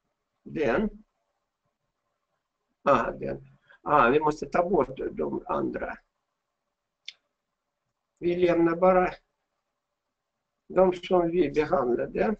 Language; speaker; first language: Swedish; non-native, fluent; Russian